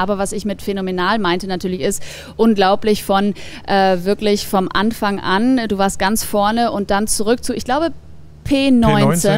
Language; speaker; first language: German; native; German